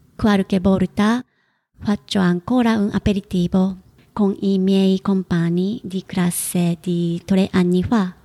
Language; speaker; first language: Italian; non-native, fluent; Japanese